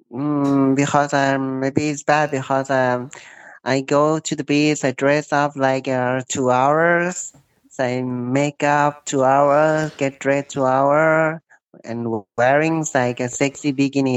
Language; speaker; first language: English; non-native, learner; Thai